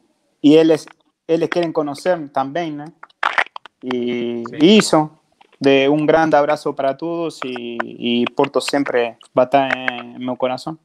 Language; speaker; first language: Portuguese; non-native, fluent; Spanish